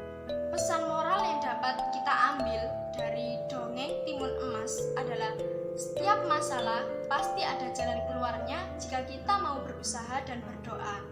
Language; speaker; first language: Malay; non-native, local second language; Javanese